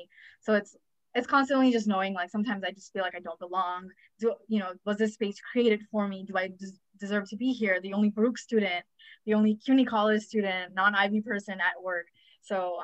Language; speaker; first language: English; native; English